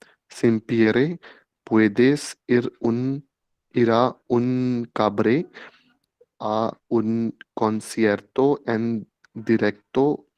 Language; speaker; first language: Spanish; non-native, learner; Hindi